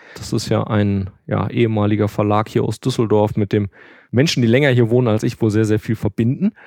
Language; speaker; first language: German; native; German